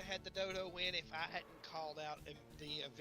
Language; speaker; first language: English; native; English